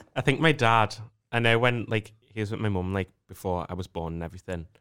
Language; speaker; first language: English; native; English